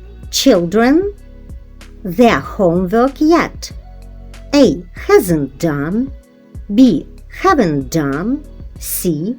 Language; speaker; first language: English; non-native, fluent; Ukrainian